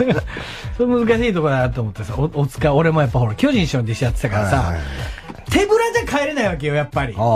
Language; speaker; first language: Japanese; native; Japanese